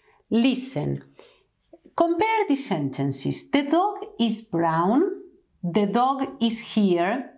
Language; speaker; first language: English; non-native, fluent; Spanish